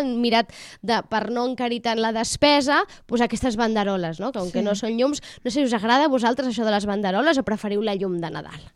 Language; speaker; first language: Catalan; native; Catalan